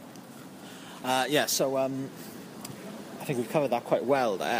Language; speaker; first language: English; native; English